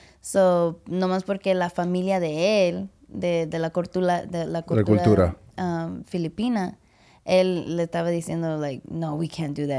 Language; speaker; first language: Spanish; early bilingual, heritage; English